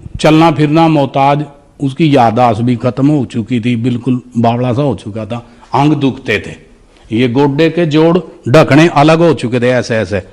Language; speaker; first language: Hindi; native; Hindi